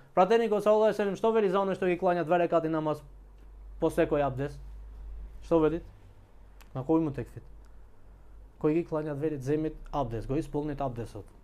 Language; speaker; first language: Macedonian; non-native, local second language; Albanian